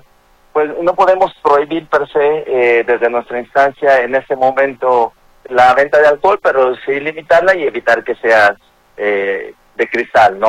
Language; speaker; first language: Spanish; native; Spanish